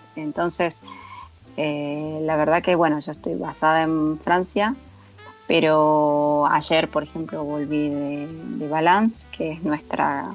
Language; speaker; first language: Spanish; native; Spanish